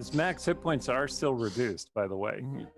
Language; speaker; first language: English; native; English